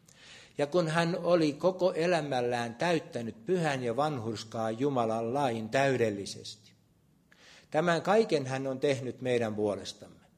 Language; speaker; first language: Finnish; native; Finnish